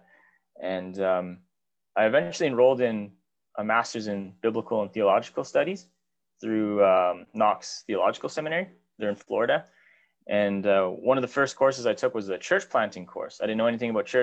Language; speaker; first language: English; native; English